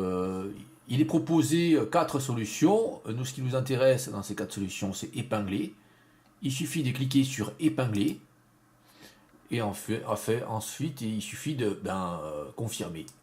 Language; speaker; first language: French; native; French